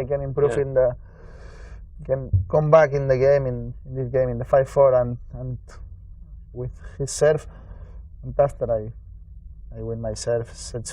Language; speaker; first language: English; non-native, learner; Spanish